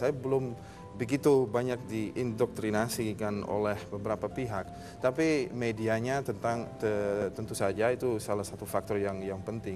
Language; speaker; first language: Indonesian; non-native, fluent; Dutch